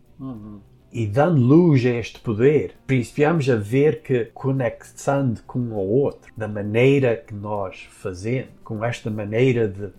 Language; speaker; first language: Portuguese; early bilingual, heritage; Portuguese